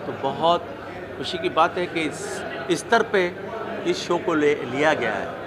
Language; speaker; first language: Hindi; native; Hindi